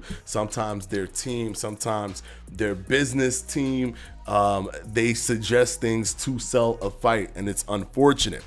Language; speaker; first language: English; native; English